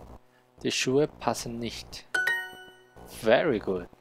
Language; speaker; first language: German; non-native, learner; Spanish